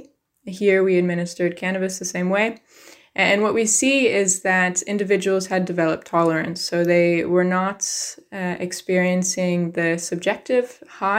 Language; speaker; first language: English; native; English